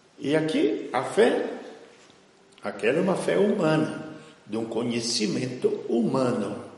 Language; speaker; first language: Portuguese; non-native, fluent; Italian